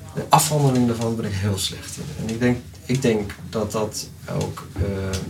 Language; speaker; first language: Dutch; native; Dutch